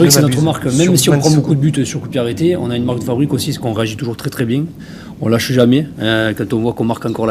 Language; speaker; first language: French; native; French